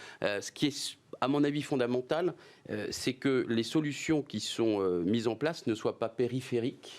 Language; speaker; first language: French; native; French